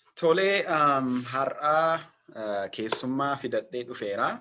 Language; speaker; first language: Oromo; native; Oromo